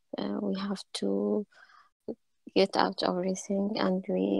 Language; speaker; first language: English; non-native, learner; Arabic